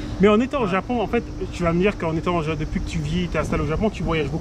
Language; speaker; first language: French; native; French